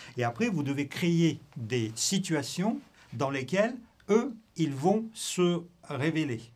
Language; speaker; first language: French; non-native, fluent; Russian